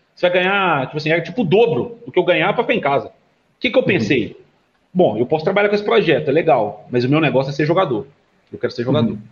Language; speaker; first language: Portuguese; native; Portuguese